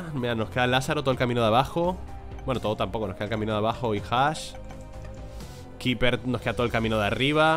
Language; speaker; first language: Spanish; native; Spanish